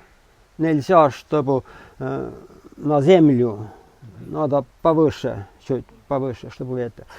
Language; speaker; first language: Russian; non-native, learner; Estonian